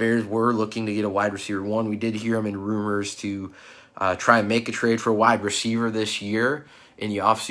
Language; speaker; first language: English; native; English